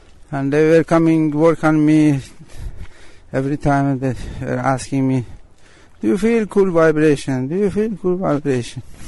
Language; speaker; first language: English; non-native, fluent; Persian